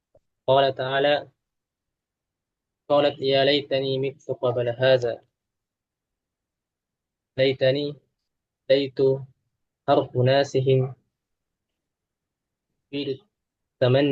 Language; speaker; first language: Arabic; non-native, learner; Indonesian